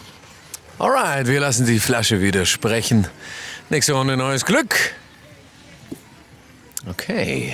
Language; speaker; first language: German; native; German